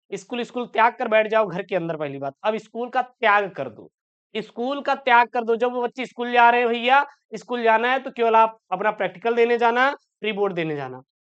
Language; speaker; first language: Hindi; native; Hindi